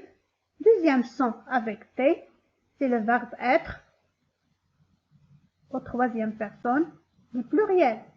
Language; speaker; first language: French; non-native, local second language; Arabic